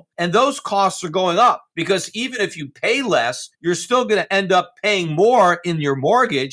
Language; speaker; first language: English; native; English